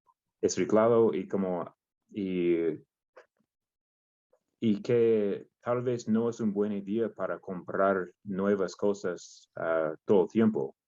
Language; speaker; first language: Spanish; non-native, learner; English